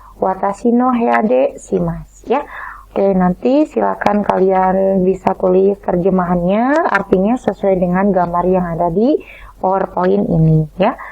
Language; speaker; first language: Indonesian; native; Indonesian